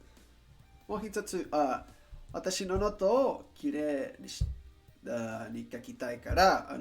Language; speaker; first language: Japanese; non-native, learner; Spanish